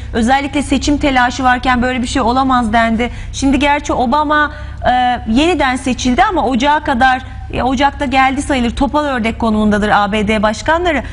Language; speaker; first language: Turkish; native; Turkish